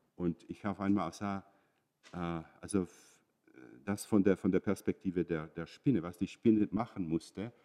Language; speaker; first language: German; non-native, fluent; Czech